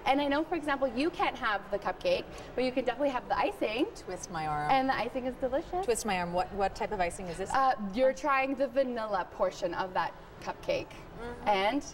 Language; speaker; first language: English; early bilingual, heritage; Spanish